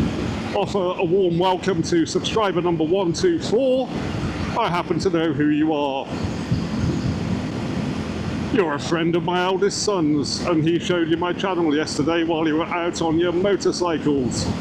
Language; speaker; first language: English; native; English